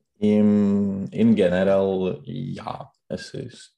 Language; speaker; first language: German; non-native, learner; Czech